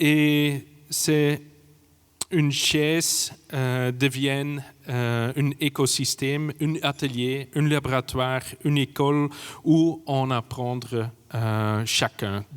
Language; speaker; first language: French; non-native, fluent; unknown